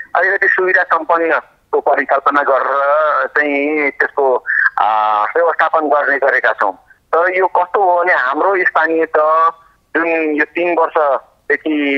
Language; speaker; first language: Nepali; non-native, local second language; Maithili